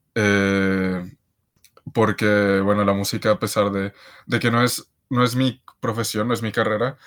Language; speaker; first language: Spanish; native; Spanish